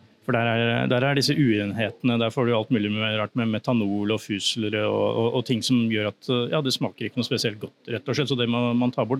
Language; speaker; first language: Norwegian; native; Norwegian